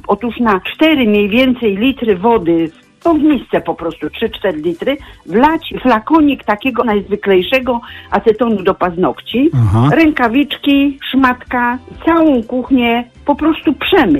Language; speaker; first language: Polish; native; Polish